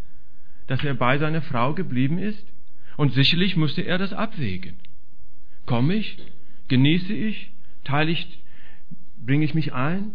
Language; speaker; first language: German; non-native, fluent; English